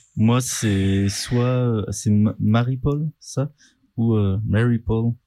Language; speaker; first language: French; native; French